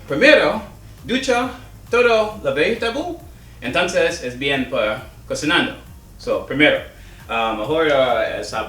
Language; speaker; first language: Spanish; non-native, learner; English